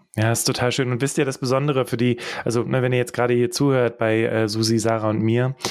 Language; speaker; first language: German; early bilingual, other home language; English